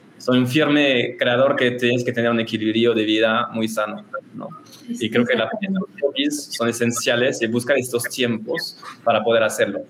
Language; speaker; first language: Spanish; non-native, fluent; French